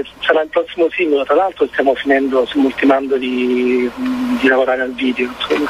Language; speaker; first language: Italian; native; Italian